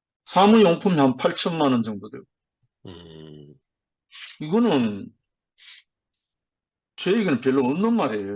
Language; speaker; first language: Korean; native; Korean